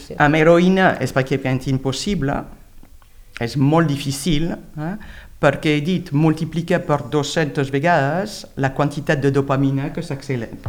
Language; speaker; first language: Catalan; non-native, fluent; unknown